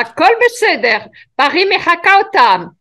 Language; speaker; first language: Hebrew; non-native, learner; French